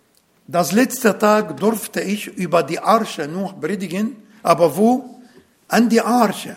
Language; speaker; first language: German; non-native, learner; Arabic